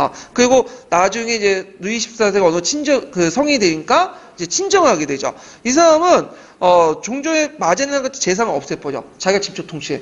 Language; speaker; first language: Korean; native; Korean